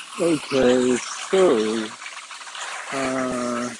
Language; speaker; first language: English; non-native, fluent; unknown